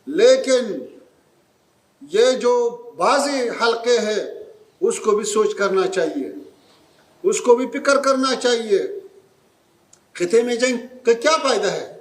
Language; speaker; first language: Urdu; non-native, fluent; Pashto